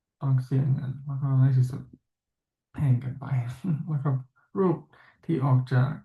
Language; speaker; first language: Thai; non-native, fluent; English